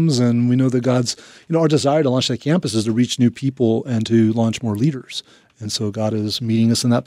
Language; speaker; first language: English; native; English